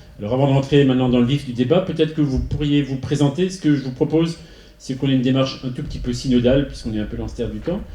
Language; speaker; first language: French; native; French